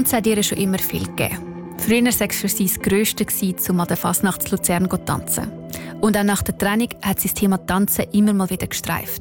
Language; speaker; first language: German; native; German